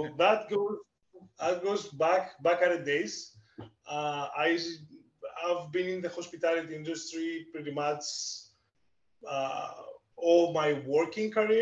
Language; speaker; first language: English; non-native, fluent; Greek